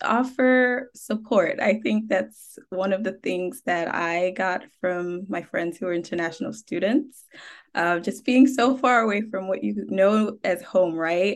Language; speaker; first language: English; non-native, local second language; Akan